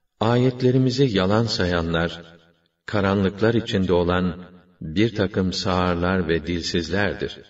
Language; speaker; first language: Turkish; native; Turkish